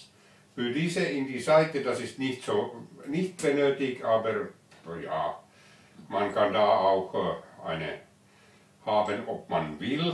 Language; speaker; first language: German; non-native, learner; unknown